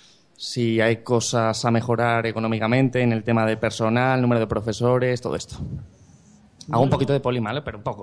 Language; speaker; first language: Spanish; native; Spanish